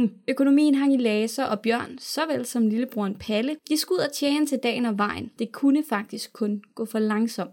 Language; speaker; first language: Danish; native; Danish